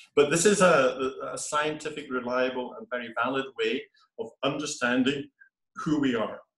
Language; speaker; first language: English; native; English